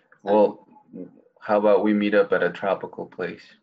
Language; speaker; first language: English; non-native, fluent; Spanish